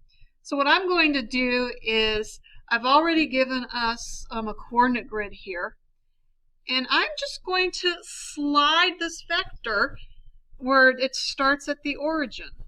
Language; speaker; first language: English; native; English